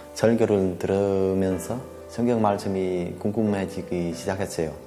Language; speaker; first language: Korean; non-native, fluent; Vietnamese